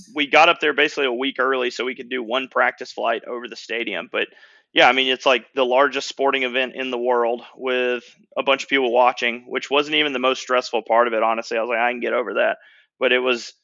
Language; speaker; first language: English; native; English